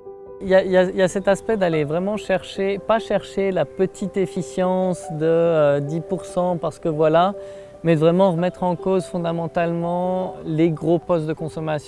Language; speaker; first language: French; native; French